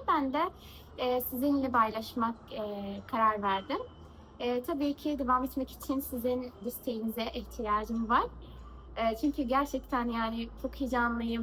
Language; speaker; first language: Turkish; non-native, fluent; Arabic